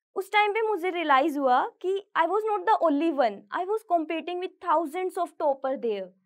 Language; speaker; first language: Hindi; native; Hindi